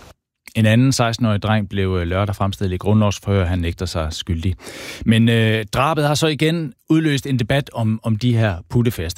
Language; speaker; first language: Danish; native; Danish